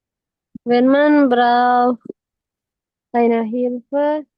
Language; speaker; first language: German; non-native, learner; Indonesian